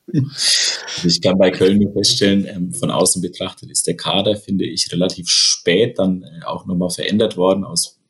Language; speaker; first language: German; native; German